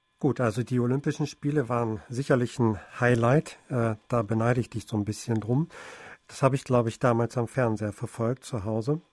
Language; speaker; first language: German; native; German